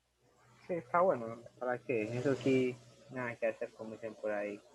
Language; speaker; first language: Spanish; native; Spanish